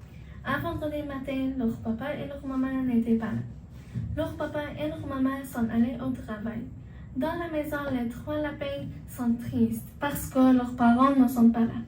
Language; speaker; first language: French; non-native, learner; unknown